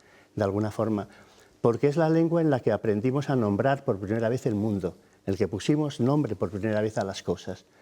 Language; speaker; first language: Spanish; native; Spanish